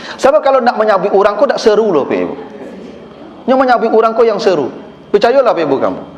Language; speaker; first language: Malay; non-native, local second language; Minangkabau